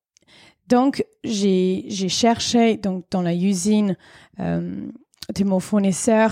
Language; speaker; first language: French; non-native, fluent; English